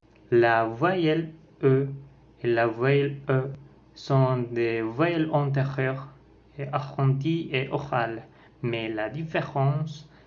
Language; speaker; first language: French; non-native, learner; Spanish